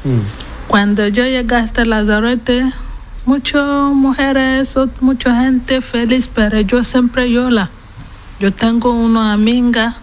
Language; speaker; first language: Spanish; non-native, learner; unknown